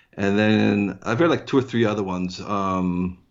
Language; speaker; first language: English; early bilingual, heritage; English